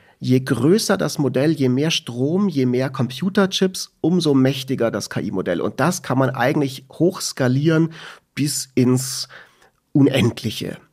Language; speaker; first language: German; native; German